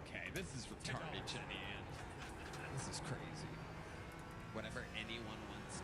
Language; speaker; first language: English; native; English